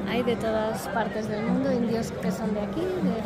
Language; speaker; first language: Spanish; native; Spanish